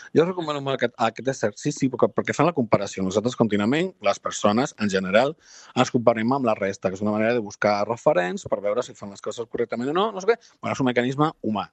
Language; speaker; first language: Catalan; non-native, local second language; Spanish